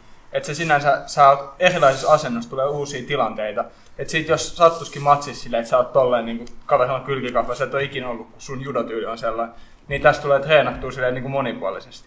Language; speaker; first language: Finnish; native; Finnish